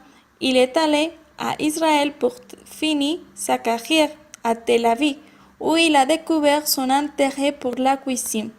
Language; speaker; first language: French; non-native, learner; Spanish